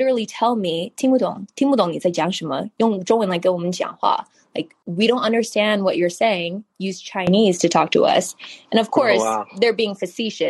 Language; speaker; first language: English; early bilingual, other home language; Chinese